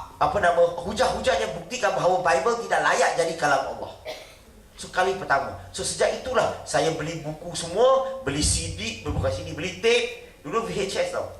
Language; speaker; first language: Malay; non-native, local second language; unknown